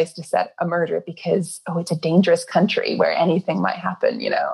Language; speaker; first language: English; native; English